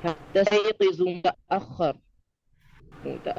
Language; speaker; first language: Arabic; non-native, learner; Urdu